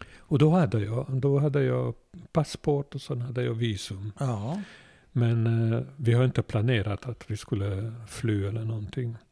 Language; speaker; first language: Swedish; non-native, fluent; Hungarian